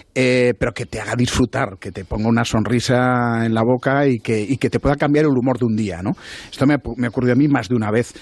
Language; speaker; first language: Spanish; native; Spanish